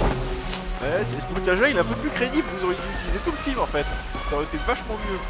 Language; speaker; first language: French; native; French